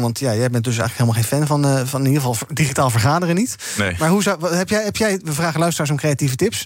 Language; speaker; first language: Dutch; native; Dutch